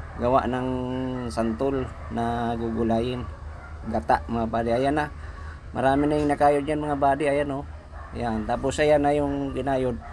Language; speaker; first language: Filipino; non-native, local second language; Bikol